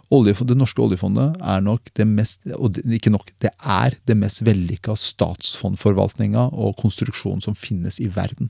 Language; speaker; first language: Norwegian; early bilingual, other home language; Persian